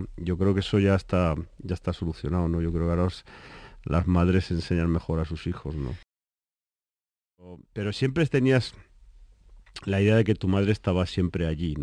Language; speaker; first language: Spanish; native; Spanish